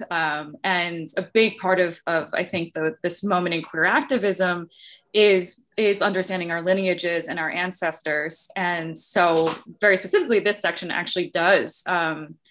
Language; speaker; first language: English; native; English